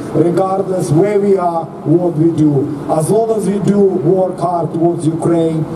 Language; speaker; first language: English; non-native, fluent; Ukrainian